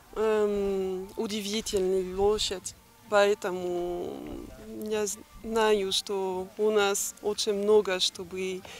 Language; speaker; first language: Russian; non-native, learner; French